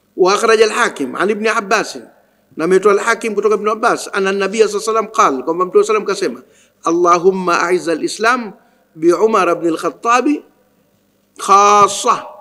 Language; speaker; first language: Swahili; native; Swahili